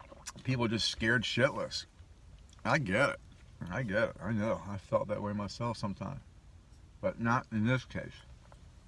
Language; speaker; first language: English; native; English